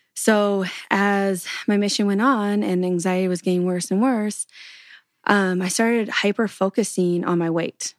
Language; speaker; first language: English; native; English